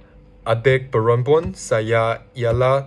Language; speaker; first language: Indonesian; non-native, learner; Chinese